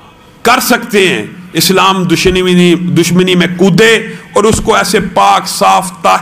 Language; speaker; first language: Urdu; non-native, local second language; Punjabi